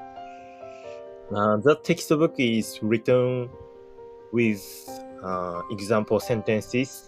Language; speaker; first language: English; non-native, learner; Japanese